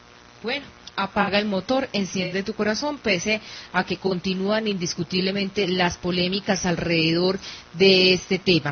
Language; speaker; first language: Spanish; native; Spanish